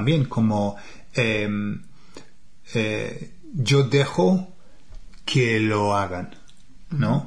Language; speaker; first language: Spanish; non-native, fluent; English